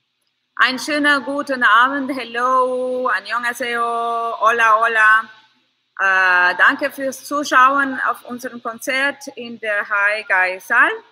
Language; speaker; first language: German; non-native, fluent; Spanish